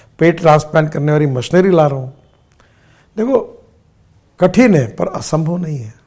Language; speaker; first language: Hindi; non-native, local second language; Marathi